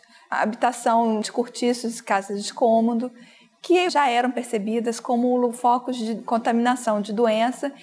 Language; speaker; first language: Portuguese; native; Portuguese